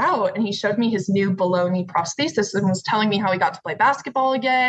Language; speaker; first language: English; native; English